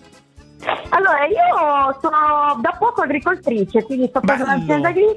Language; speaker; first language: Italian; native; Italian